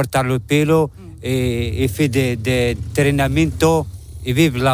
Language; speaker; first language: Spanish; non-native, learner; Arabic